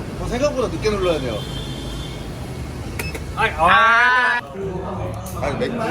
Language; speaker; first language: Korean; native; Korean